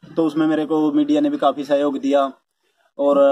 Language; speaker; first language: Hindi; native; Hindi